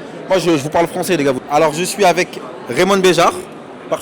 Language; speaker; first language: French; native; French